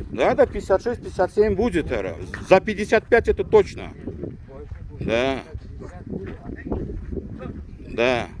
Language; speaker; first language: Russian; native; Russian